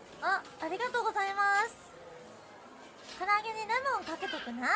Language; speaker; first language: Japanese; native; Japanese